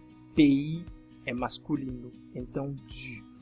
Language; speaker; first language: Portuguese; non-native, fluent; French